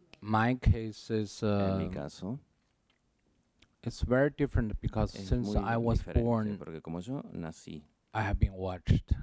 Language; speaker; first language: English; non-native, learner; Chinese